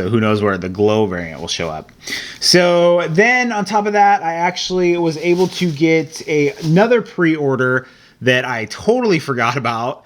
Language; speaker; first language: English; native; English